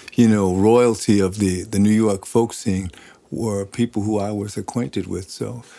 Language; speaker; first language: English; native; English